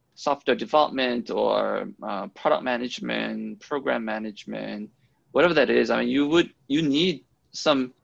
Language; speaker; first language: English; early bilingual, other home language; Korean